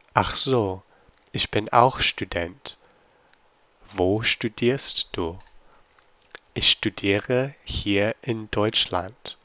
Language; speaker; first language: German; non-native, fluent; English